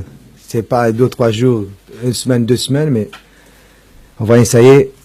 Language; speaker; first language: French; non-native, fluent; Portuguese